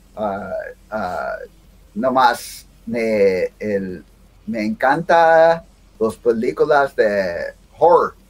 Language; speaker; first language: Spanish; early bilingual, heritage; Spanish